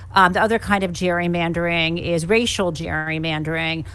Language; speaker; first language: English; native; English